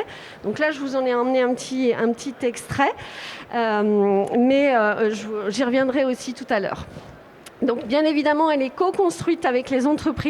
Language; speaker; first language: French; native; French